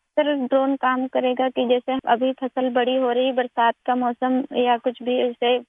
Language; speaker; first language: Hindi; native; Hindi